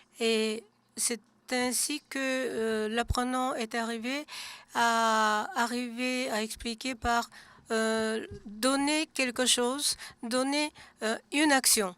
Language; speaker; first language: French; non-native, fluent; Japanese